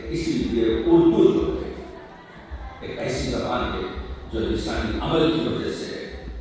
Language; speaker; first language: Urdu; native; Urdu